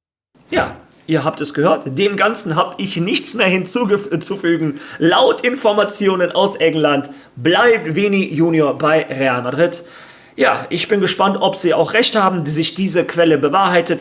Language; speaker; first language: German; native; German